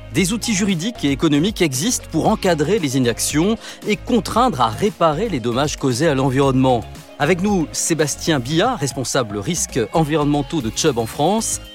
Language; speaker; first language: French; native; French